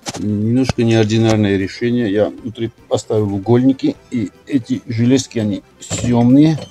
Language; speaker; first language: Russian; non-native, local second language; Georgian